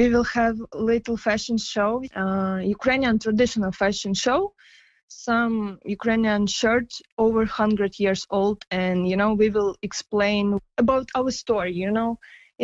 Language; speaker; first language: English; non-native, fluent; Ukrainian